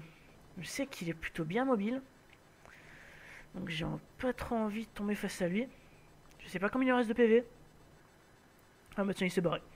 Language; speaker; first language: French; native; French